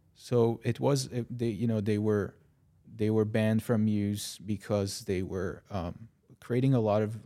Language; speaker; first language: English; non-native, fluent; Arabic